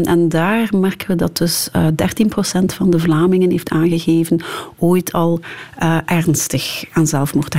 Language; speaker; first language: Dutch; native; Dutch